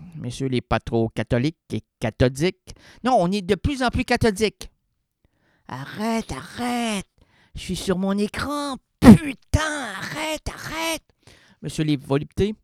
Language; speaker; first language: French; native; French